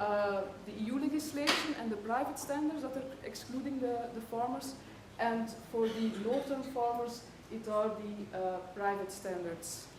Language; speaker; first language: English; non-native, fluent; Dutch